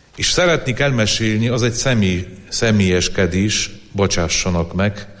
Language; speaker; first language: Hungarian; non-native, fluent; Polish